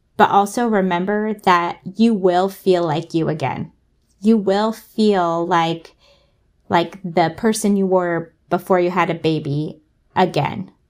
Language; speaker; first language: English; native; English